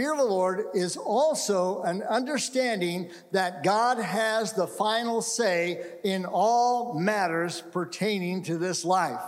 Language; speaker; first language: English; native; English